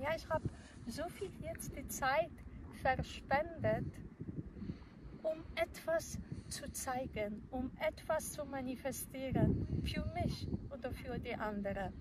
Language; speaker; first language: German; non-native, fluent; Polish